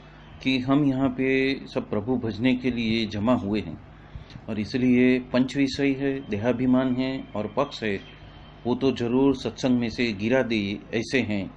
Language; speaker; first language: Hindi; non-native, local second language; Gujarati